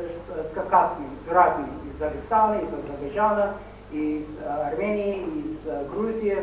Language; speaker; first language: Russian; non-native, fluent; English